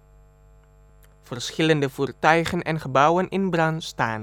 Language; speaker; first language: Dutch; non-native, fluent; Indonesian